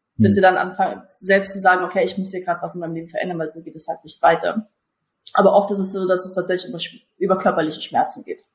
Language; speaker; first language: German; early bilingual, other home language; Russian